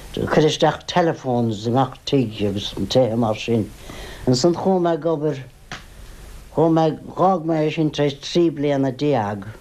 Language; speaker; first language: Irish; native; Irish